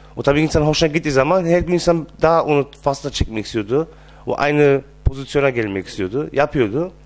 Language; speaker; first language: Turkish; early bilingual, heritage; Turkish